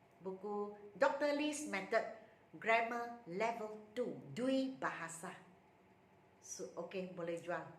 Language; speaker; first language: Malay; non-native, local second language; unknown